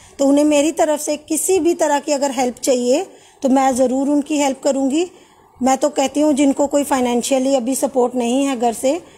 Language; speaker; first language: Hindi; native; Hindi